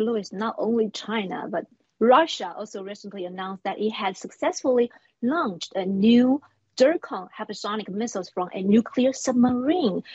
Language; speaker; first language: English; non-native, fluent; Chinese